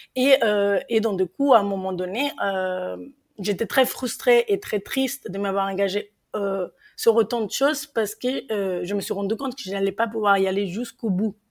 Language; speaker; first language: French; non-native, fluent; Spanish